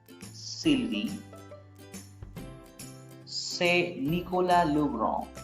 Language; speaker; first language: French; non-native, fluent; Bangla